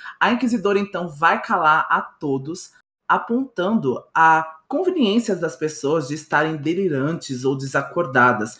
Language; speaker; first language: Portuguese; native; Portuguese